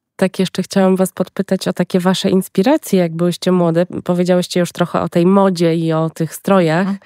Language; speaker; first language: Polish; native; Polish